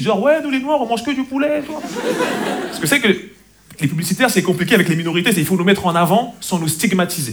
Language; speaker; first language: French; native; French